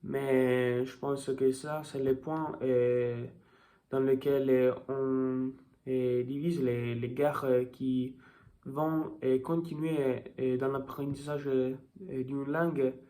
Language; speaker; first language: French; non-native, learner; Italian